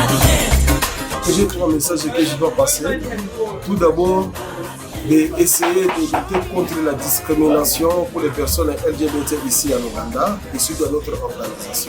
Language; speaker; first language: French; non-native, local second language; Swahili